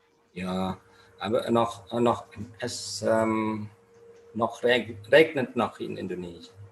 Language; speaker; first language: German; non-native, learner; Indonesian